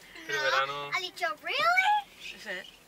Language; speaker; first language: Spanish; early bilingual, other home language; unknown